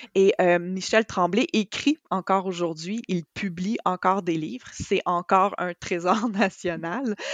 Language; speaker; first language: French; native; French